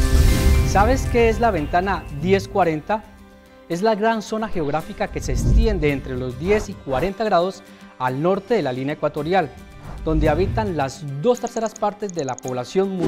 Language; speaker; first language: Spanish; native; Spanish